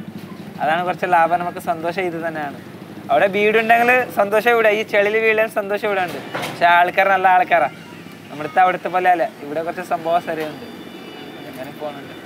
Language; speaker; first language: Malayalam; non-native, local second language; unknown